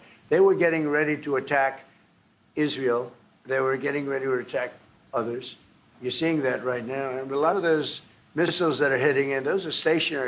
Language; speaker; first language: English; native; English